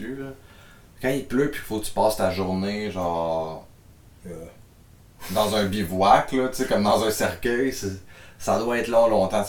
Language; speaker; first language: French; native; French